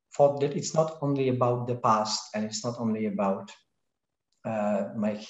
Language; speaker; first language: English; non-native, fluent; Polish